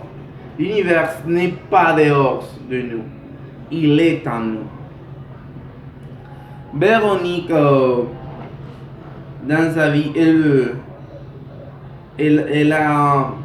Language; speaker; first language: French; non-native, learner; Spanish